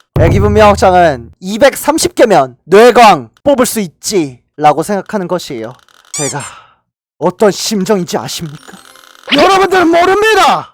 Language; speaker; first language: Korean; native; Korean